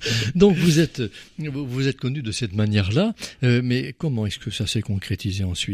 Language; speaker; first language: French; native; French